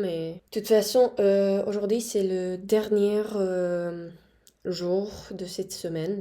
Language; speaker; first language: French; non-native, fluent; Spanish